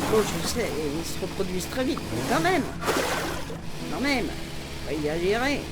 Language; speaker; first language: French; native; French